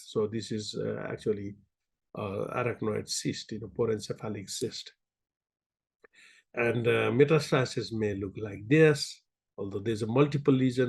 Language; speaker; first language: English; non-native, local second language; Nepali